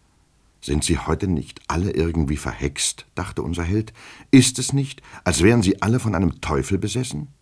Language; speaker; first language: German; native; German